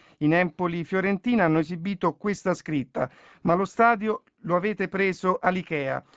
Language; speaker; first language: Italian; native; Italian